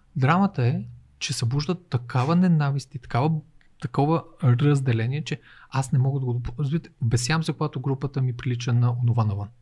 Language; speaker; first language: Bulgarian; native; Bulgarian